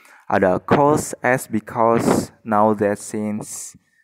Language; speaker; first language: English; non-native, fluent; Indonesian